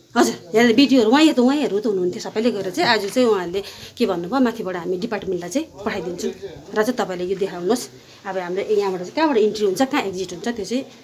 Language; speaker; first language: Nepali; native; Nepali